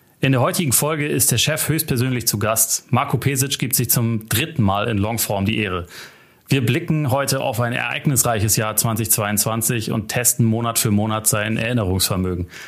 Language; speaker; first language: German; native; German